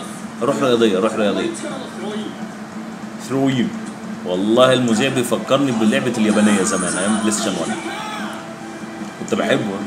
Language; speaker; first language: Arabic; native; Arabic